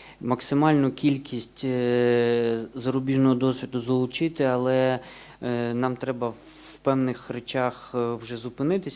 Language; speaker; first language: Ukrainian; native; Ukrainian